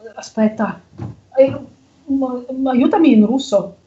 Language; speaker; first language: Italian; non-native, learner; Russian